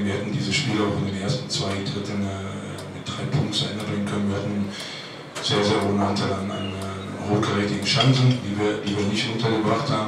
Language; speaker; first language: German; native; German